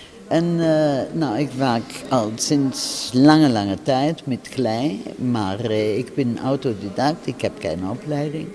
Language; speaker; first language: Dutch; non-native, fluent; German